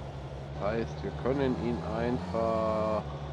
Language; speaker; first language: German; native; German